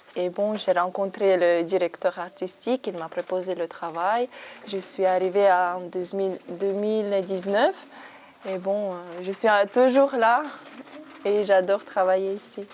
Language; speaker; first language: French; non-native, learner; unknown